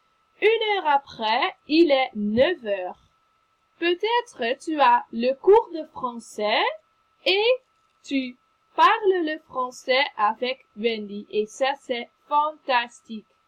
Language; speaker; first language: French; non-native, fluent; Dutch